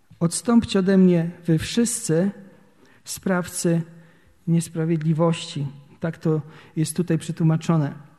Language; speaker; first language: Polish; native; Polish